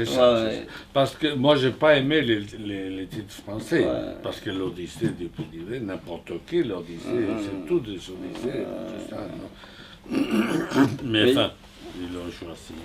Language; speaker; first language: French; non-native, fluent; Spanish